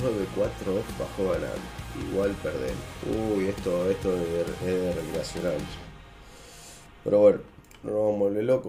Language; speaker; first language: Spanish; native; Spanish